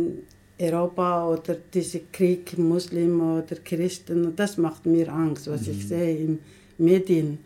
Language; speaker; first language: German; non-native, learner; Somali